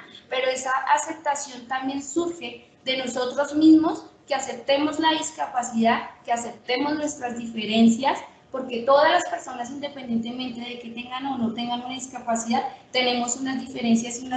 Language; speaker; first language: Spanish; native; Spanish